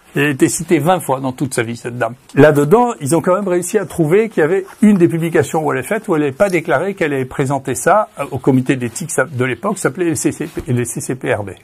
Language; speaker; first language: French; native; French